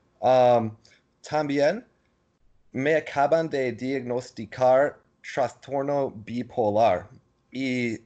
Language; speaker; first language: Spanish; non-native, learner; English